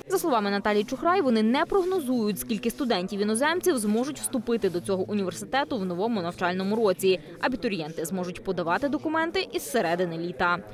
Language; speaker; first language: Ukrainian; native; Ukrainian